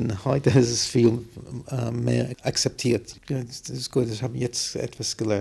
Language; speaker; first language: German; non-native, fluent; English